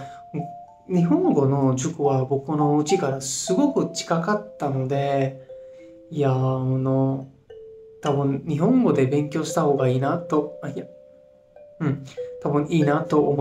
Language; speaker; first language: Japanese; non-native, fluent; Hindi